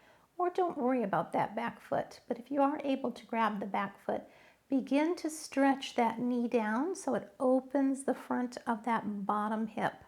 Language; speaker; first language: English; native; English